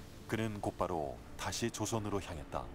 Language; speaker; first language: Korean; native; Korean